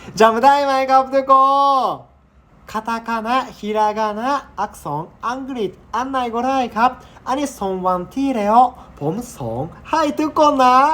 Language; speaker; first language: Thai; non-native, learner; Japanese